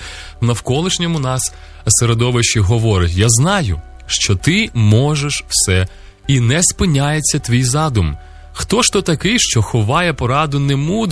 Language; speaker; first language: Ukrainian; native; Ukrainian